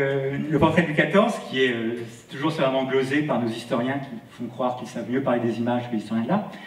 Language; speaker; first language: French; native; French